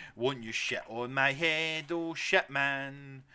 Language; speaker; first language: English; native; English